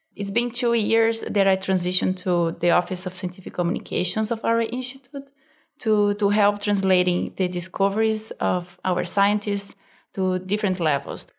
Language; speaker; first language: English; non-native, fluent; Portuguese